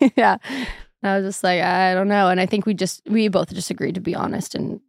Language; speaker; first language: English; native; English